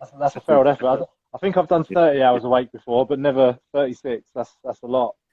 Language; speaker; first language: English; native; English